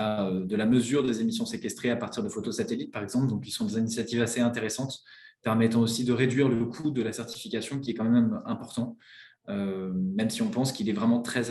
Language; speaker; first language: French; native; French